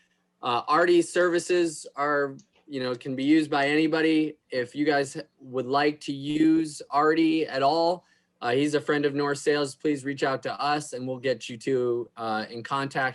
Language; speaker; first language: English; native; English